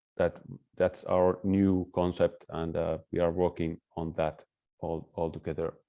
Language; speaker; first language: English; non-native, fluent; Finnish